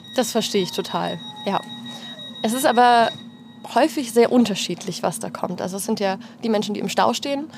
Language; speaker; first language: German; native; German